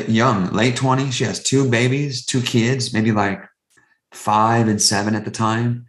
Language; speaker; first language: English; native; English